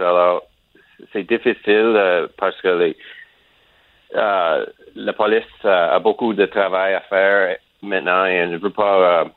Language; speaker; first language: French; non-native, learner; English